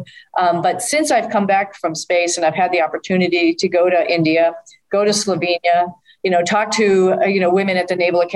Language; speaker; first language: English; native; English